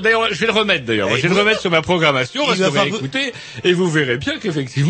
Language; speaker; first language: French; native; French